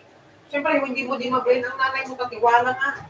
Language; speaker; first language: Filipino; native; Filipino